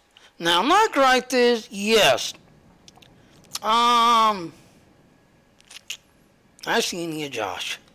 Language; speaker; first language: English; native; English